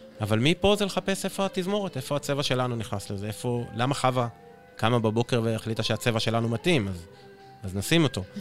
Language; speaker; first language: Hebrew; native; Hebrew